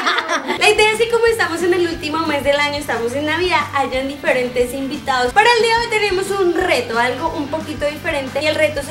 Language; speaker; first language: Spanish; native; Spanish